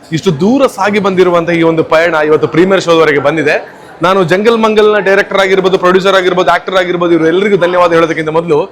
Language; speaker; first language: Kannada; non-native, local second language; Tulu